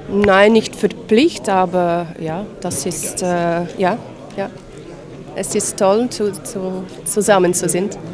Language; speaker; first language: German; non-native, learner; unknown